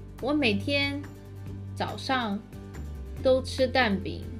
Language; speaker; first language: Chinese; early bilingual, heritage; Chinese